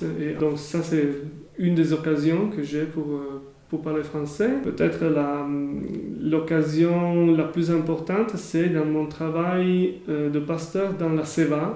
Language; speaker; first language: French; non-native, local second language; Italian